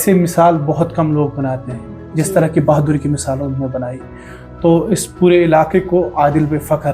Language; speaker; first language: Hindi; native; Hindi